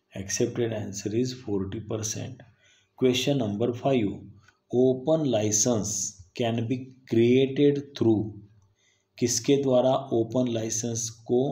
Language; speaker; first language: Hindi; non-native, local second language; Marathi